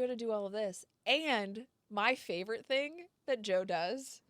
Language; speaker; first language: English; native; English